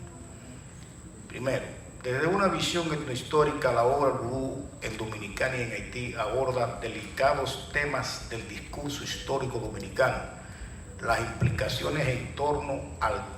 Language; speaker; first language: Spanish; native; Spanish